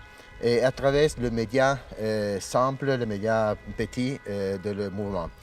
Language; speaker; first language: French; non-native, learner; Italian